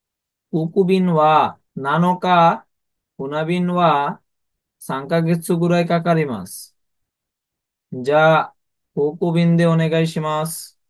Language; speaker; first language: Japanese; non-native, fluent; Bangla